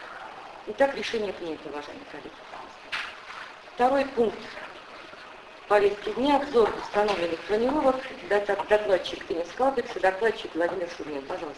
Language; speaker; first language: Russian; native; Russian